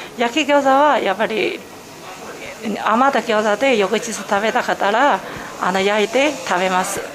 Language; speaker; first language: Japanese; non-native, learner; Chinese